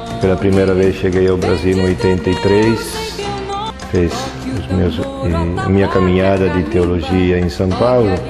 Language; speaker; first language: Portuguese; non-native, fluent; Italian